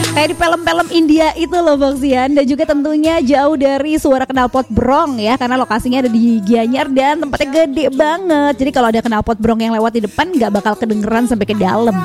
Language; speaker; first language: Indonesian; native; Indonesian